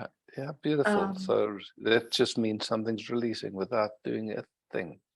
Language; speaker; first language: English; native; English